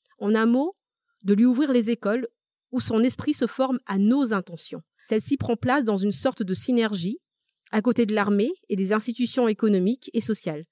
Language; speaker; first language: French; early bilingual, other home language; Malagasy